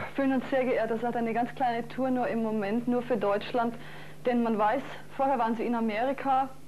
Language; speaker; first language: German; native; German